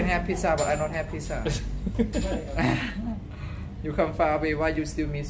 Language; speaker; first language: English; non-native, learner; Thai